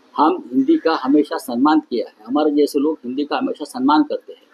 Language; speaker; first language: Hindi; non-native, local second language; Marathi